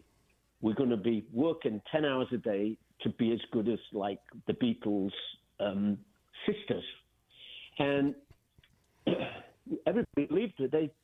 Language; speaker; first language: English; native; English